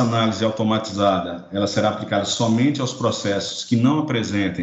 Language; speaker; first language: Portuguese; native; Portuguese